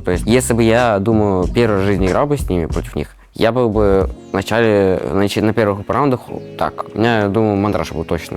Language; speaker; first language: Russian; native; Russian